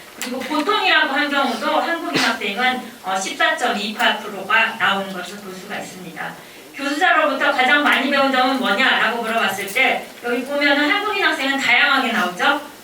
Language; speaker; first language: Korean; native; Korean